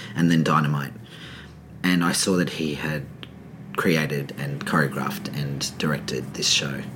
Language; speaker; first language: English; native; English